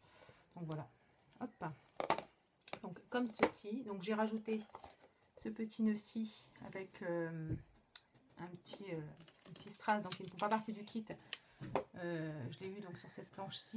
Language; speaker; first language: French; native; French